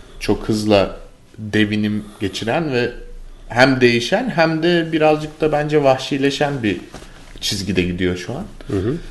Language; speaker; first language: Turkish; native; Turkish